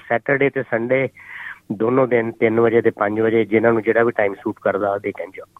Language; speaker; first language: Punjabi; native; Punjabi